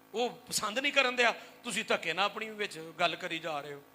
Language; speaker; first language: Hindi; non-native, local second language; Punjabi